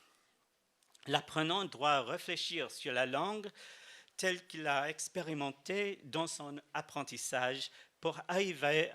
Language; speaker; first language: French; non-native, fluent; English